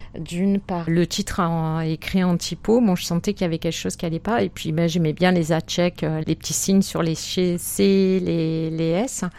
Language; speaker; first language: French; native; French